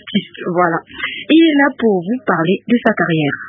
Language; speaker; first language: French; non-native, local second language; Lingala